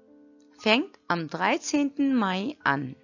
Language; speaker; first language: German; non-native, fluent; Turkish